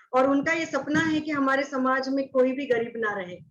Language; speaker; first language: Hindi; non-native, local second language; Marathi